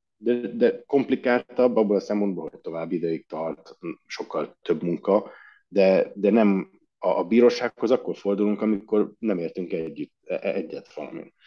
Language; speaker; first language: Hungarian; early bilingual, heritage; Hungarian